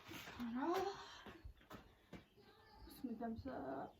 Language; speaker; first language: French; native; French